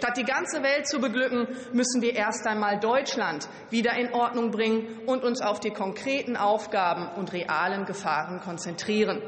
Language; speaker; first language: German; native; German